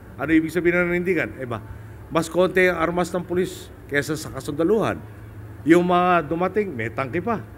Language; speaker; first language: Filipino; native; Filipino